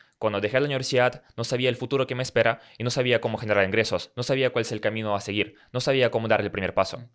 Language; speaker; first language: Spanish; early bilingual, other home language; Russian